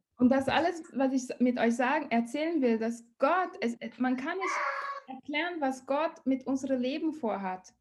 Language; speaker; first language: German; non-native, learner; Portuguese